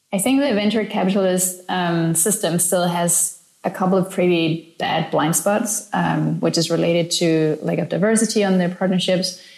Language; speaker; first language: English; non-native, fluent; Danish